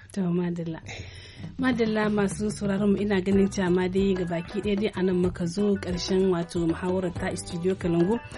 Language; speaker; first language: Hausa; native; Hausa